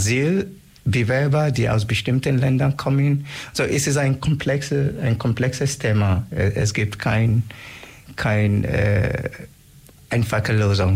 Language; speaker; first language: German; non-native, learner; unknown